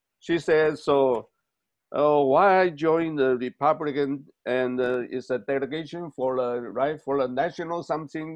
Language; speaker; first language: English; non-native, learner; Chinese